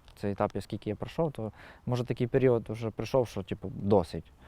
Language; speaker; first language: Ukrainian; native; Ukrainian